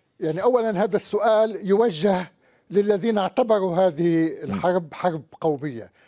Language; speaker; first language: Arabic; native; Arabic